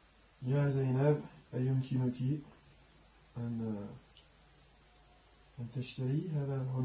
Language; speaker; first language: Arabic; non-native, learner; French